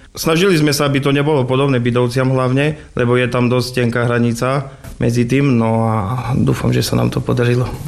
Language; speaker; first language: Slovak; non-native, local second language; Rusyn